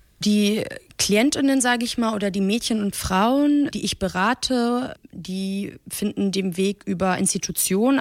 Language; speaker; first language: German; early bilingual, other home language; Persian